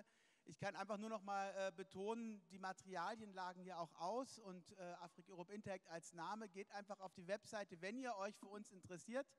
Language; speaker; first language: German; native; German